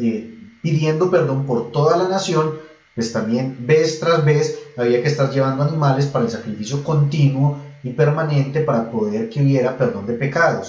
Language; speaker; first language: Spanish; native; Spanish